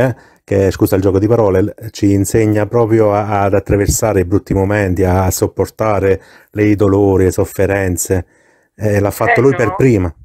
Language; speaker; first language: Italian; native; Italian